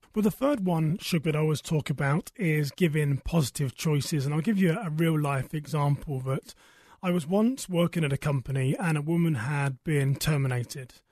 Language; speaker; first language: English; native; English